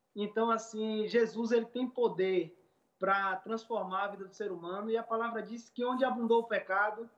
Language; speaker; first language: Portuguese; native; Portuguese